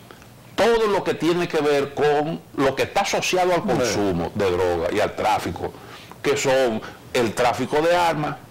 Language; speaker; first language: Spanish; native; Spanish